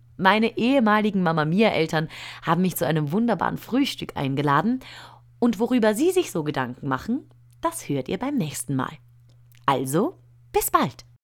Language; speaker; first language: German; native; German